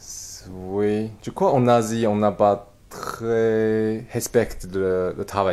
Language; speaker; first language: French; non-native, learner; Chinese